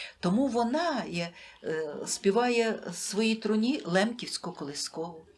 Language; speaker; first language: Ukrainian; native; Ukrainian